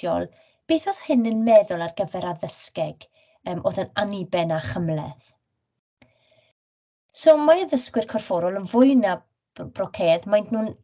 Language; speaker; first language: Welsh; native; Welsh